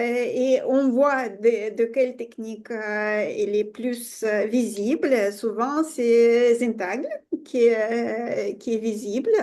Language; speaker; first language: French; non-native, fluent; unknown